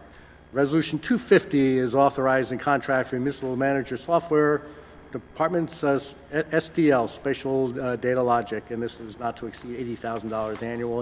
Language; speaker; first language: English; native; English